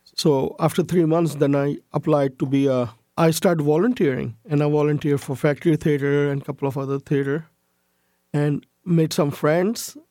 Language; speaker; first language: English; non-native, local second language; Urdu